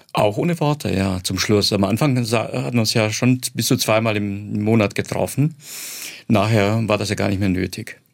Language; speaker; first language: German; non-native, fluent; Croatian